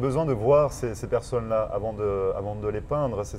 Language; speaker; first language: French; native; French